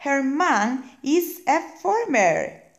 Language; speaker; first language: English; non-native, fluent; Spanish